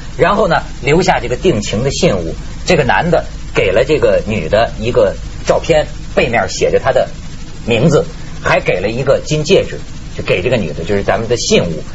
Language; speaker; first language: Chinese; native; Chinese